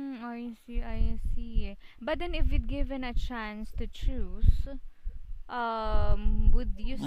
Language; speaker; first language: English; non-native, local second language; Filipino